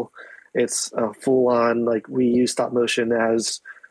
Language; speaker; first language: English; native; English